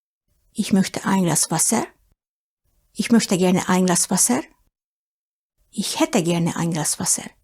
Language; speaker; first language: German; non-native, fluent; Hungarian